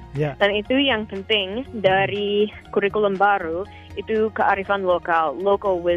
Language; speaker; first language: Indonesian; non-native, fluent; English